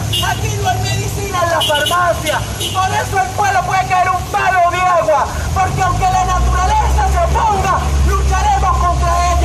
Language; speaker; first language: Spanish; native; Spanish